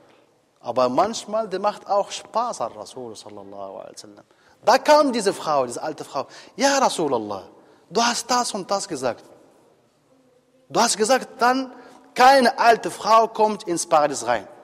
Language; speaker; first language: German; non-native, fluent; Arabic